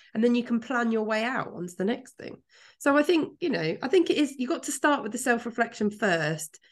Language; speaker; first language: English; native; English